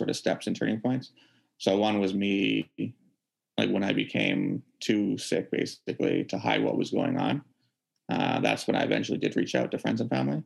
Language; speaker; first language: English; native; English